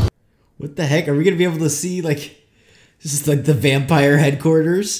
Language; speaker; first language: English; native; English